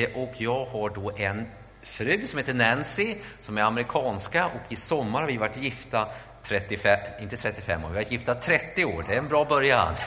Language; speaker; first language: Swedish; native; Swedish